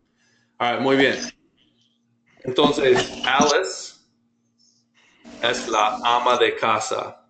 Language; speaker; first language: Spanish; non-native, fluent; English